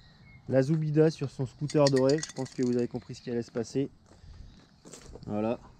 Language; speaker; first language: French; native; French